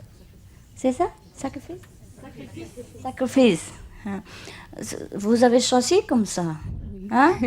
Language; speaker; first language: French; non-native, learner; Chinese